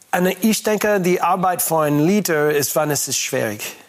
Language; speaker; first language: German; non-native, fluent; English